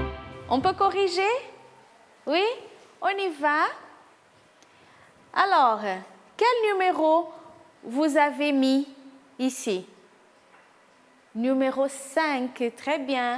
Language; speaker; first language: French; non-native, fluent; Portuguese